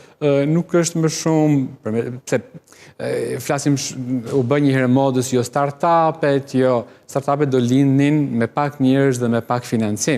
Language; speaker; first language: Albanian; native; Albanian